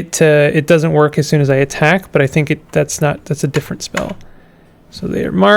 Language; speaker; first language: English; native; English